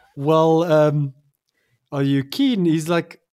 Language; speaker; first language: English; non-native, local second language; Afrikaans